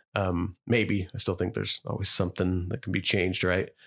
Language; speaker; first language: English; native; English